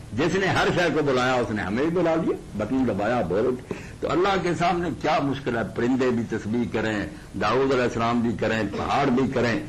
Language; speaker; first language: Urdu; non-native, local second language; Punjabi